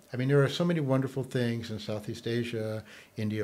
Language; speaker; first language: English; native; English